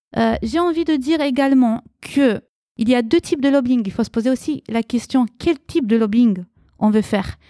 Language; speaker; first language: French; early bilingual, other home language; Romanian